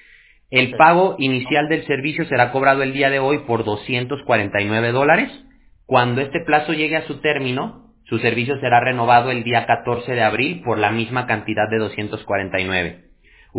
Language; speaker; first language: Spanish; native; Spanish